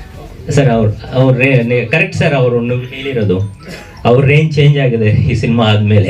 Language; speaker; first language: Kannada; non-native, fluent; Telugu